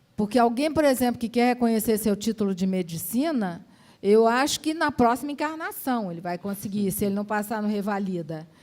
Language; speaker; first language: Portuguese; native; Portuguese